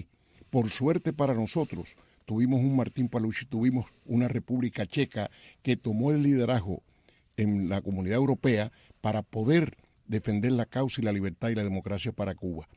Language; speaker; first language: Spanish; native; Spanish